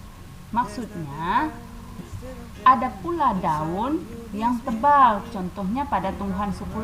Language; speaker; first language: Indonesian; native; Indonesian